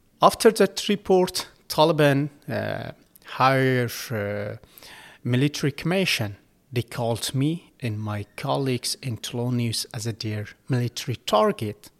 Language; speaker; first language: English; non-native, learner; Persian